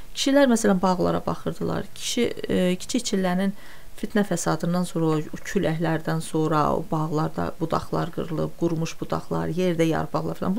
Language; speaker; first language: Azerbaijani; non-native, local second language; Talysh